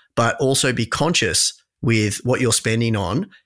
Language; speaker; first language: English; native; English